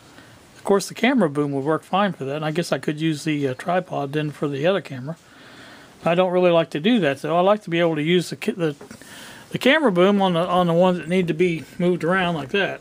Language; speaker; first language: English; native; English